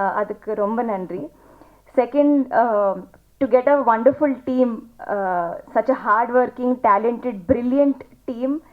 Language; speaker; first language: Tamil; non-native, learner; Telugu